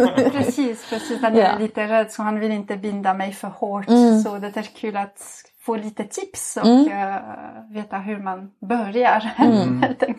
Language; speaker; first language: Swedish; non-native, fluent; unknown